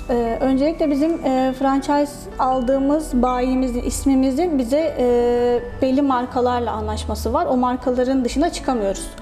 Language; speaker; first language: Turkish; native; Turkish